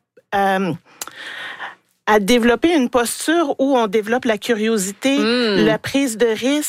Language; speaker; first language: French; native; French